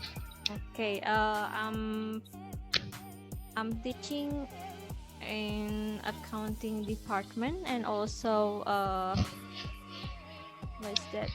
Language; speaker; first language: English; non-native, fluent; Indonesian